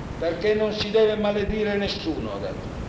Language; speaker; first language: Italian; non-native, local second language; Friulian